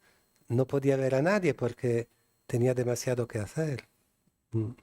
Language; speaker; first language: Spanish; non-native, fluent; Italian